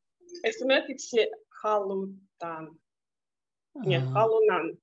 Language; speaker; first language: Finnish; non-native, learner; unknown